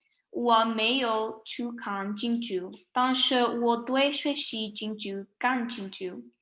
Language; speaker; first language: Chinese; non-native, learner; English